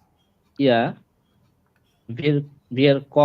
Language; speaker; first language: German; non-native, learner; Bangla